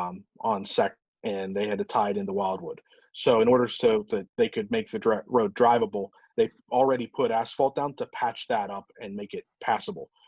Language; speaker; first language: English; native; English